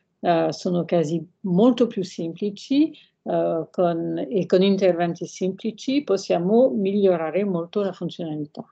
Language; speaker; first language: Italian; non-native, fluent; French